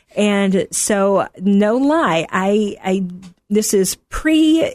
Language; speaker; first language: English; native; English